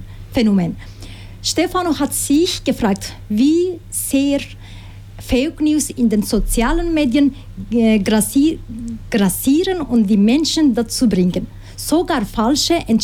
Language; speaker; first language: German; non-native, learner; Spanish